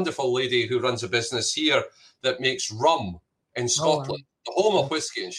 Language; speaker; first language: English; native; English